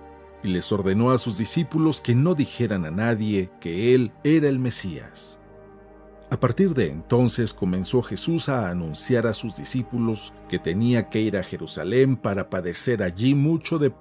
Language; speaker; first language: Spanish; native; Spanish